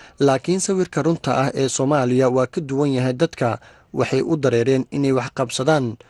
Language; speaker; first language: Somali; native; Somali